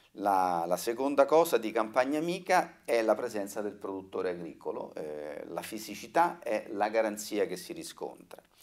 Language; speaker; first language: Italian; native; Italian